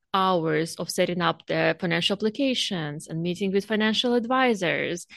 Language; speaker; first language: English; non-native, fluent; Russian